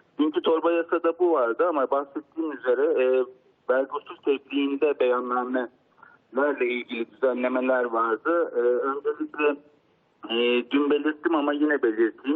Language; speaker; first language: Turkish; native; Turkish